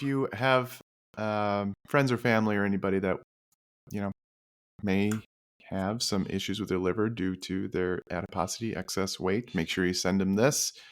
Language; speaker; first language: English; native; English